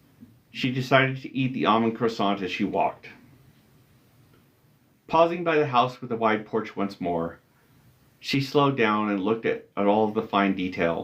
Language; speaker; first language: English; native; English